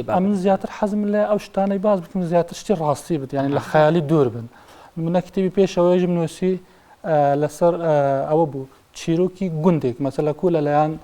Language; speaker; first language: Central Kurdish; non-native, local second language; Kurdish